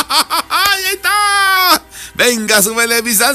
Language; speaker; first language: Spanish; native; Spanish